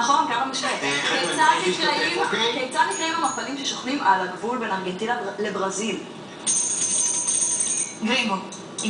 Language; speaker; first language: Hebrew; native; Hebrew